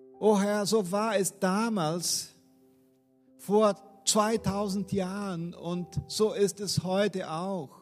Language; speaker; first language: German; non-native, fluent; Portuguese